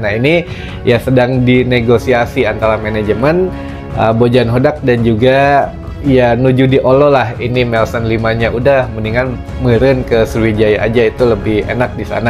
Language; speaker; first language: Indonesian; native; Indonesian